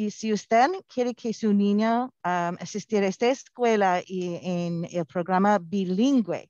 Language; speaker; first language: Spanish; non-native, fluent; English